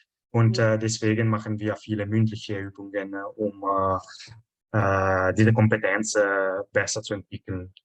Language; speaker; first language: German; non-native, fluent; Italian